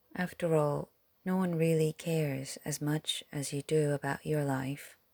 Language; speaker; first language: English; non-native, fluent; Korean